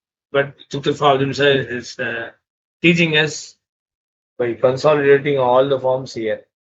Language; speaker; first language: English; non-native, local second language; Tamil